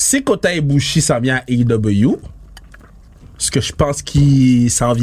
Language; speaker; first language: French; native; French